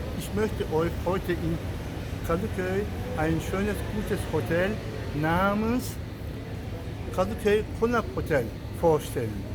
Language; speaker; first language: German; non-native, local second language; Turkish